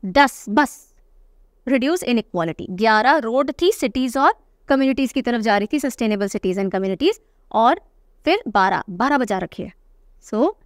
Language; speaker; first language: Hindi; native; Hindi